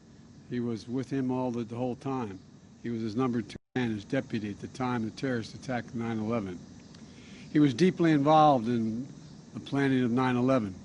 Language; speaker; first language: English; native; English